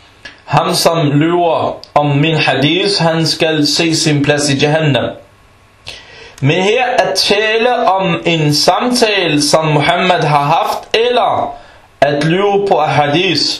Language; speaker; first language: Danish; early bilingual, other home language; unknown